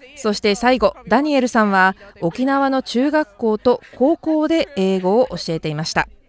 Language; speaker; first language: Japanese; native; Japanese